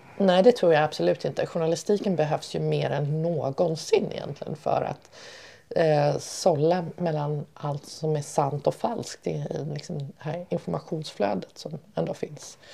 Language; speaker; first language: Swedish; early bilingual, other home language; Persian